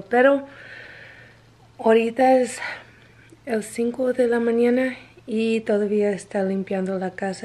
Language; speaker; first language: Spanish; non-native, learner; English